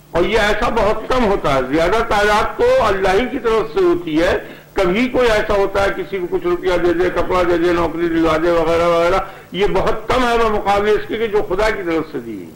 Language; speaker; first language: Urdu; native; Urdu